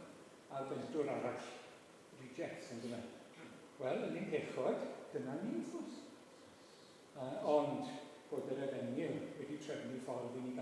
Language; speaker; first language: Welsh; native; Welsh